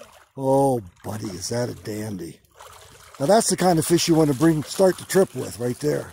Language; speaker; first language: English; native; English